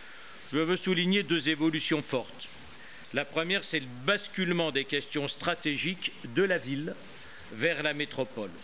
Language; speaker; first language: French; native; French